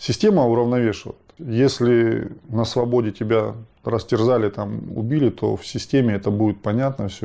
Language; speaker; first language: Russian; native; Russian